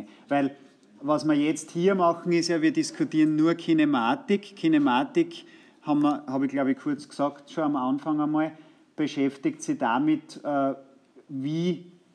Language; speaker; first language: German; native; German